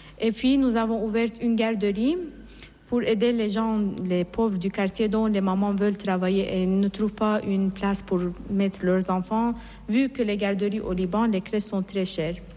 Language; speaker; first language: French; non-native, fluent; Persian